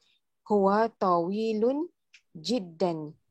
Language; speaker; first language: Arabic; non-native, learner; Malay